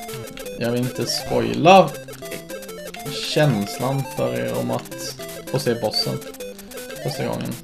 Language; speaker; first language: Swedish; native; Swedish